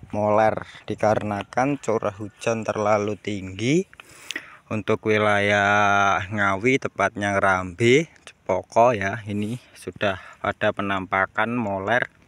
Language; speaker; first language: Indonesian; non-native, local second language; Javanese